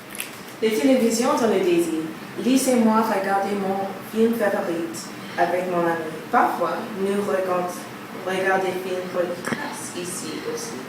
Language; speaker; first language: French; non-native, learner; English